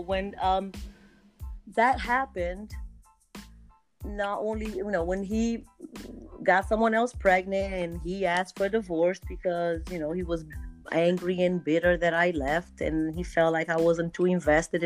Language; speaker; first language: English; non-native, fluent; Kabuverdianu